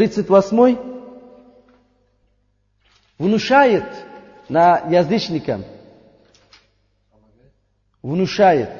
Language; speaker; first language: Russian; non-native, learner; Uzbek